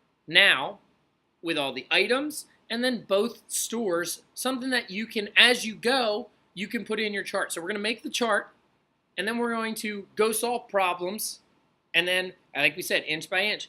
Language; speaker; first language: English; native; English